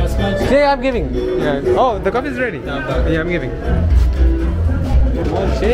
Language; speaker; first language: English; non-native, local second language; Hindi